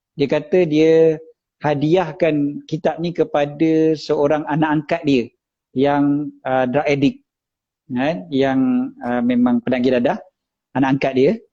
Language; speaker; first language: Malay; native; Malay